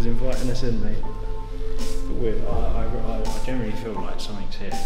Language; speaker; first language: English; native; English